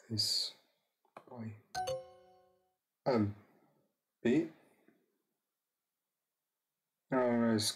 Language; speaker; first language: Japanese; non-native, learner; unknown